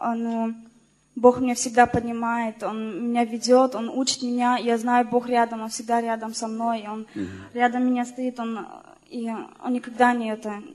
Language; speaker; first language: Russian; non-native, learner; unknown